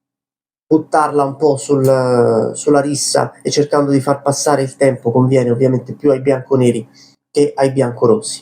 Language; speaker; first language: Italian; native; Italian